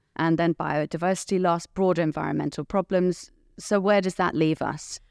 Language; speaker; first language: English; native; English